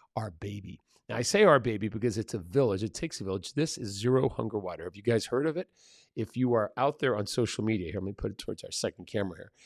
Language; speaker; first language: English; early bilingual, other home language; Spanish